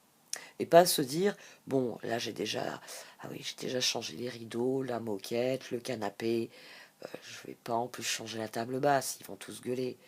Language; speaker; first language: French; native; French